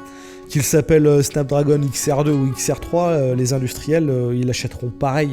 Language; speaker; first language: French; native; French